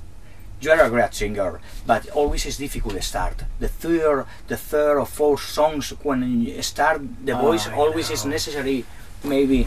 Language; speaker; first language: English; non-native, learner; Spanish